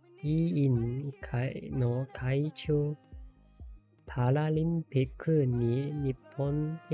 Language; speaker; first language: Japanese; non-native, learner; English